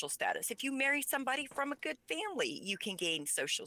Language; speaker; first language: English; early bilingual, other home language; Pennsylvania German